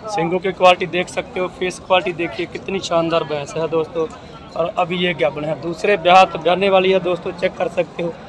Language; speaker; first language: Hindi; non-native, local second language; Punjabi